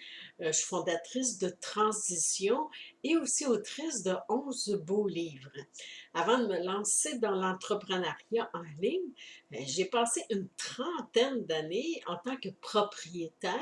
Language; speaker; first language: French; native; French